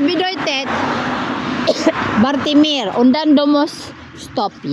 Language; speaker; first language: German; non-native, learner; Cebuano